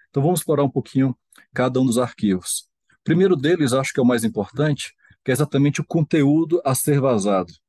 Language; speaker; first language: Portuguese; native; Portuguese